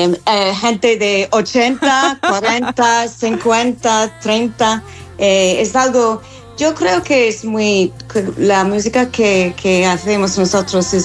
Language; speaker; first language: Spanish; non-native, fluent; English